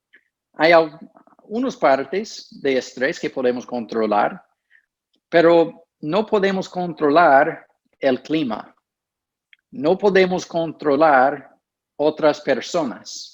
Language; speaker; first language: Spanish; non-native, fluent; English